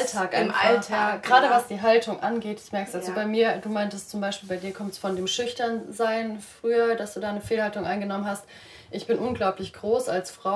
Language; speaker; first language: German; native; German